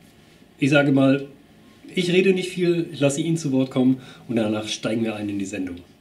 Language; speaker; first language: German; native; German